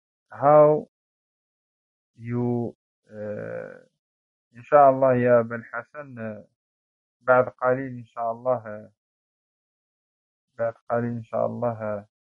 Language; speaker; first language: Arabic; native; Arabic